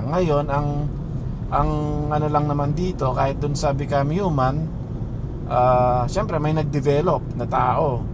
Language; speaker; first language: Filipino; non-native, local second language; Pampanga